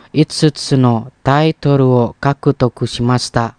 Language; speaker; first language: Japanese; non-native, fluent; Indonesian